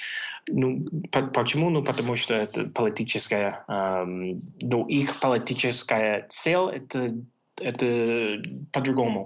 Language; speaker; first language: Russian; non-native, fluent; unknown